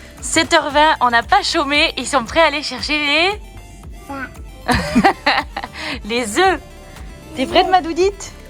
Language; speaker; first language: French; native; French